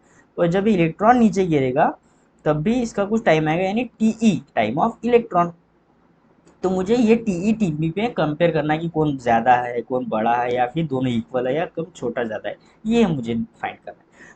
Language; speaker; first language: Hindi; native; Hindi